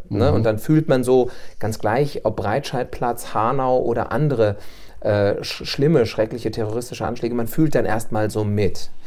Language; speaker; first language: German; native; German